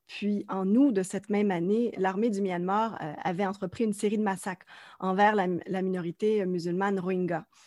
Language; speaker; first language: French; native; French